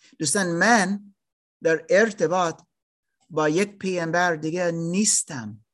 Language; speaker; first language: Persian; non-native, learner; German